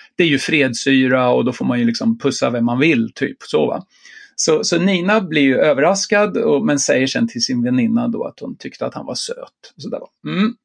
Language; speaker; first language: Swedish; native; Swedish